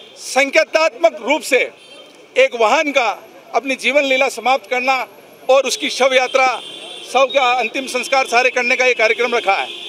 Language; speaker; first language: Hindi; native; Hindi